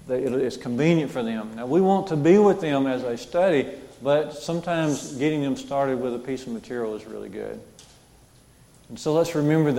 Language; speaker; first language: English; native; English